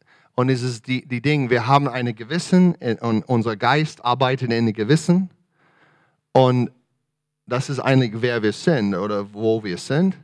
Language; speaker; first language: German; non-native, fluent; English